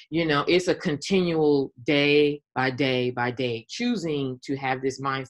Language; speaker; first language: English; native; English